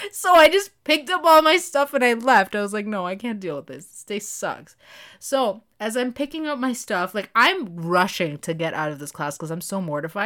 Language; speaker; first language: English; early bilingual, other home language; Spanish